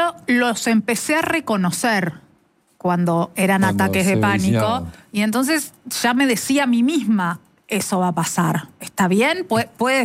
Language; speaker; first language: Spanish; native; Spanish